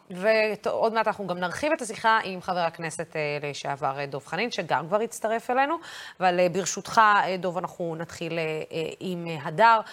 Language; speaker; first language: Hebrew; non-native, local second language; Arabic